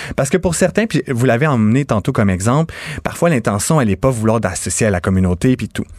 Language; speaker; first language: French; native; French